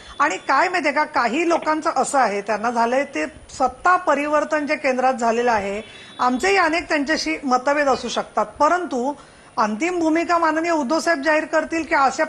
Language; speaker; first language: Marathi; native; Marathi